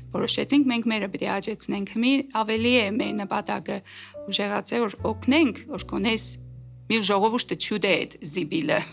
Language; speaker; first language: Armenian; native; Armenian